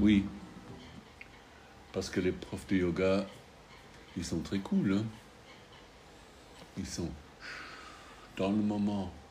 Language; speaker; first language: French; non-native, fluent; English